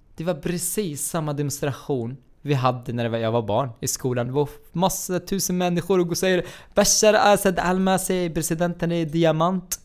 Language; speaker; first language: Swedish; non-native, fluent; Arabic